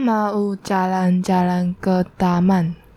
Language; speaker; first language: Indonesian; non-native, learner; Chinese